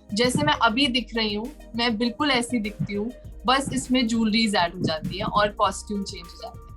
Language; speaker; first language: Hindi; native; Hindi